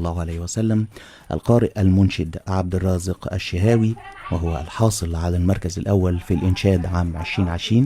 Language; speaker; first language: Arabic; native; Arabic